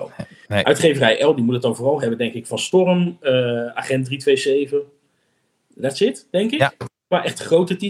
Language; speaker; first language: Dutch; native; Dutch